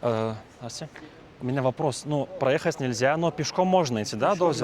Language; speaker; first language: Russian; non-native, fluent; Lithuanian